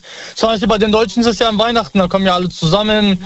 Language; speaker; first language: German; early bilingual, other home language; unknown